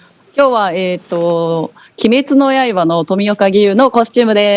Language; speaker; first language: Japanese; native; Japanese